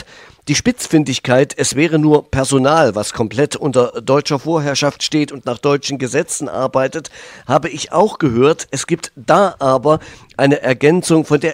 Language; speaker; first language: German; native; German